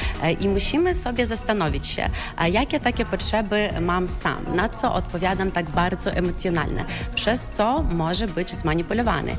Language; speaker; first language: Polish; non-native, fluent; Ukrainian